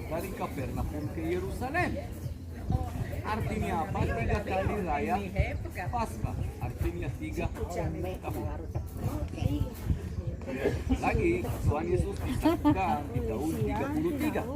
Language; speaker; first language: Indonesian; non-native, fluent; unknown